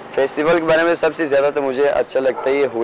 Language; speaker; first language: Hindi; non-native, local second language; Persian